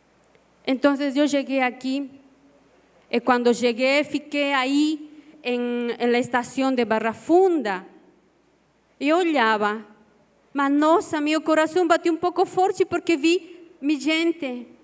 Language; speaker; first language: Portuguese; non-native, learner; Spanish